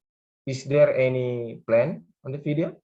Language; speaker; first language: English; non-native, learner; Indonesian